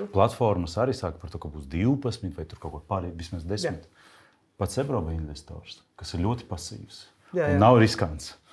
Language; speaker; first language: Latvian; non-native, local second language; Russian